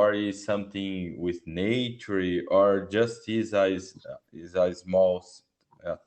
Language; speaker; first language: English; non-native, learner; Portuguese